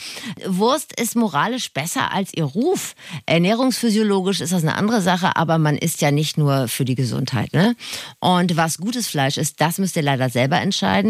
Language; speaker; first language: German; native; German